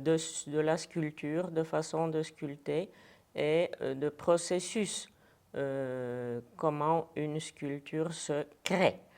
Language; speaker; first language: French; non-native, fluent; Polish